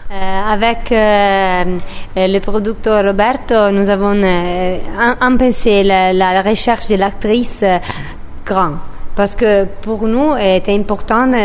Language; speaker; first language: French; non-native, learner; Italian